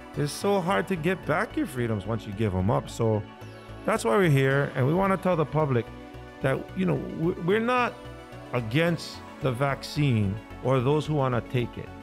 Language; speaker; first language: English; native; English